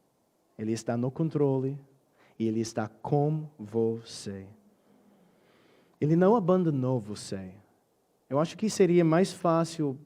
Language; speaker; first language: Portuguese; non-native, fluent; English